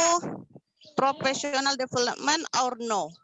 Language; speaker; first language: English; non-native, learner; Indonesian